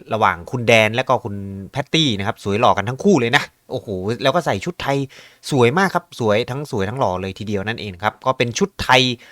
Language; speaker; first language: Thai; native; Thai